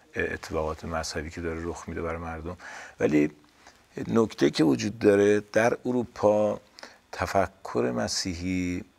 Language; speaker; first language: Persian; native; Persian